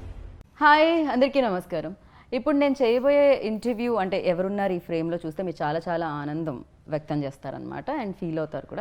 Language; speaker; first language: Telugu; native; Telugu